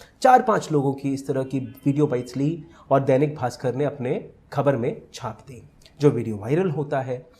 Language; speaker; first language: Hindi; native; Hindi